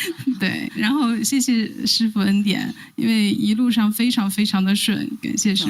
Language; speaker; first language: Chinese; native; Chinese